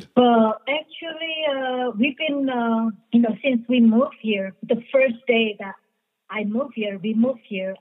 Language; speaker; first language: English; non-native, fluent; Indonesian